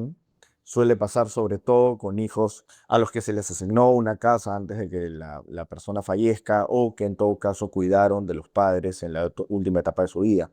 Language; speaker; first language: Spanish; native; Spanish